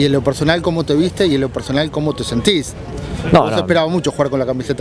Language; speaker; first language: Spanish; native; Spanish